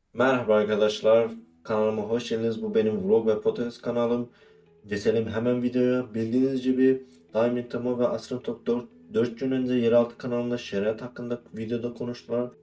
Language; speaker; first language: Turkish; non-native, fluent; Azerbaijani